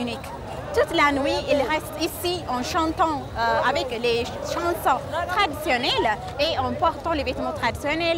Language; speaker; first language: French; non-native, fluent; Amharic